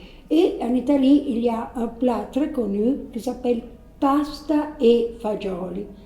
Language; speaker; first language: French; non-native, fluent; Italian